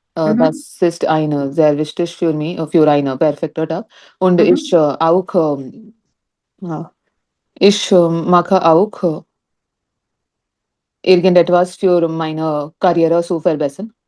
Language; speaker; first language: German; non-native, learner; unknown